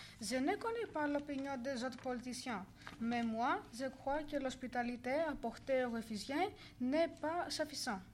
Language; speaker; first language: French; non-native, learner; Greek